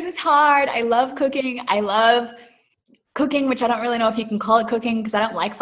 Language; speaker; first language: English; native; English